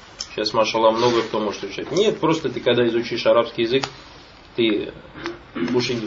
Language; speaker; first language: Russian; non-native, local second language; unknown